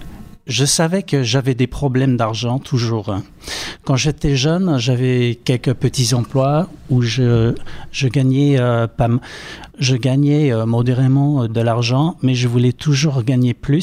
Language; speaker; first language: French; non-native, fluent; English